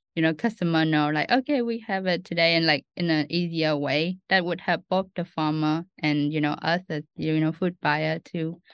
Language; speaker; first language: English; non-native, fluent; Vietnamese